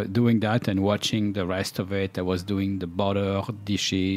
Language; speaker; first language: English; non-native, fluent; French